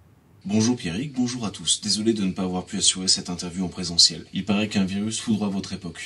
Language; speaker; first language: French; native; French